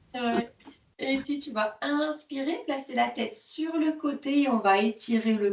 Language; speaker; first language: French; native; French